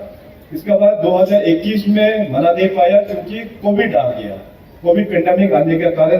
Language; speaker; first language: Hindi; non-native, local second language; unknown